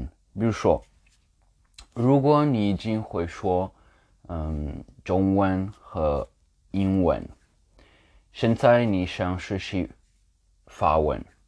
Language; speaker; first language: Chinese; non-native, learner; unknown